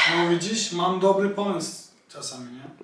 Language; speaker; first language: Polish; non-native, learner; Turkish